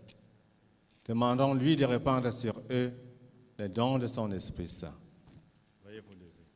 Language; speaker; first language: French; native; French